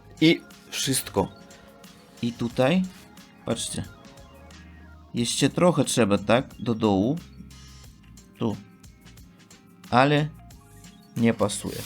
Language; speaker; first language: Polish; non-native, learner; Russian